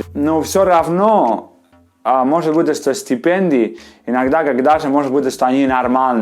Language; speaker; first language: Russian; non-native, fluent; Spanish